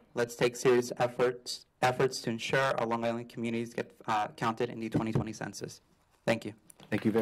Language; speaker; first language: English; native; English